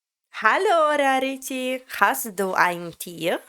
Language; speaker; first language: German; non-native, learner; Latvian